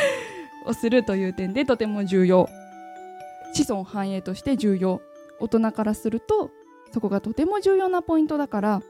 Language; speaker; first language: Japanese; native; Japanese